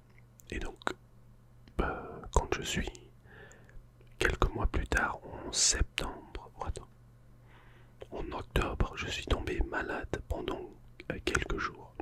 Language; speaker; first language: French; non-native, fluent; English